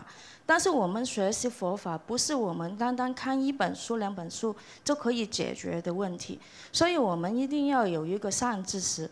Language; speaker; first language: Chinese; non-native, local second language; Cantonese